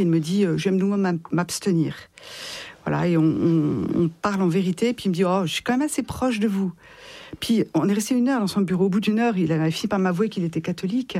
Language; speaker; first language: French; native; French